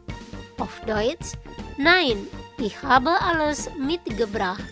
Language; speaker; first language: German; non-native, fluent; Indonesian